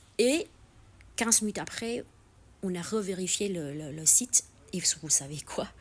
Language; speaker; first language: French; non-native, fluent; Vietnamese